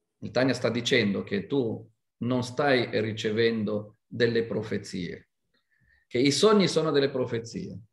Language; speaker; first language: Italian; non-native, fluent; Hebrew